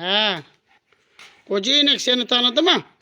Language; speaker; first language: Turkish; native; Turkish